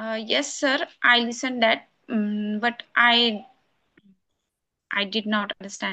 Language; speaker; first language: English; non-native, learner; Marathi